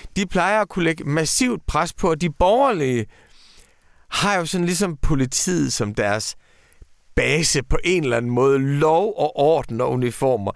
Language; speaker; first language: Danish; native; Danish